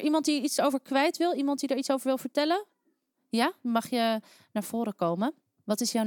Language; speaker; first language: Dutch; native; Dutch